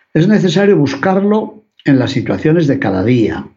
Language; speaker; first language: Spanish; native; Spanish